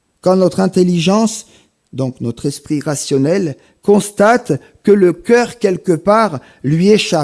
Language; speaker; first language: French; native; French